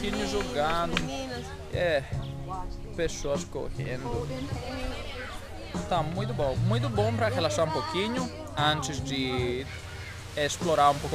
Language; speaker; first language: Portuguese; non-native, learner; Greek